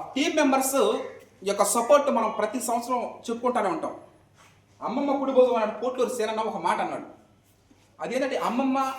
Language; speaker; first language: Telugu; native; Telugu